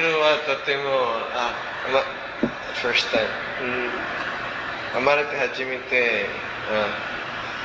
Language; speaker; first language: Japanese; non-native, learner; Cebuano